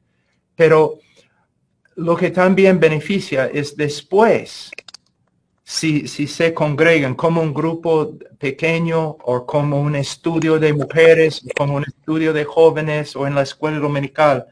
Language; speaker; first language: Spanish; non-native, fluent; English